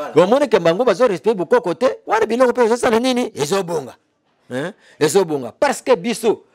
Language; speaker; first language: Lingala; non-native, local second language; Kongo